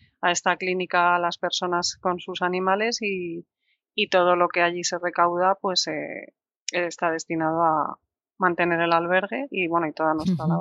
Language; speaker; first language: Spanish; native; Spanish